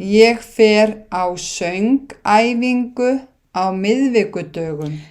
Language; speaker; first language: Icelandic; non-native, fluent; Thai